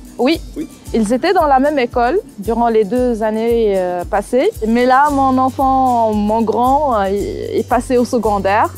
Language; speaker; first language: French; non-native, local second language; Arabic